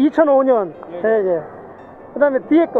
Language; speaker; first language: Korean; native; Korean